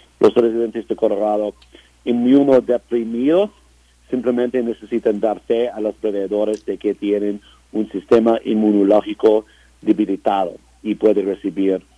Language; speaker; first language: Spanish; non-native, learner; English